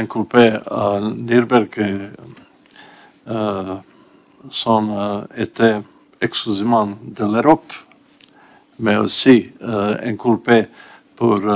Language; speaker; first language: French; non-native, learner; Bosnian